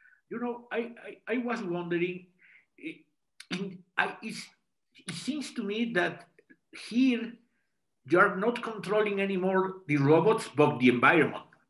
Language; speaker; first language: English; non-native, fluent; Spanish